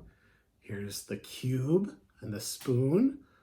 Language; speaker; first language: English; native; English